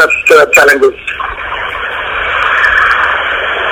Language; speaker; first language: English; non-native, local second language; Tamil